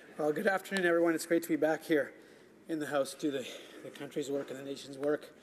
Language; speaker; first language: English; native; English